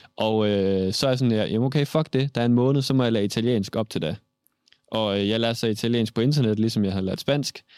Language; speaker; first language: Danish; native; Danish